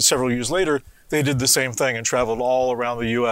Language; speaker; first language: English; native; English